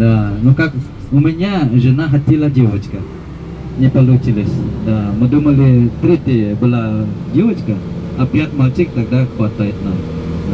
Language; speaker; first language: Russian; non-native, learner; Balinese